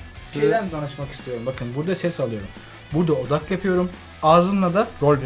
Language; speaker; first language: Turkish; native; Turkish